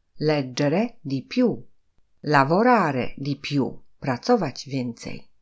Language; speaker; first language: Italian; non-native, fluent; Polish